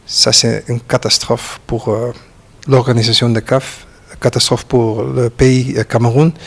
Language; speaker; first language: French; non-native, learner; Dutch